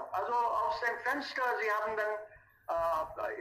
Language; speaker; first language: German; non-native, fluent; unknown